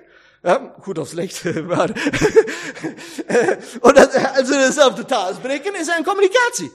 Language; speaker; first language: Dutch; non-native, fluent; German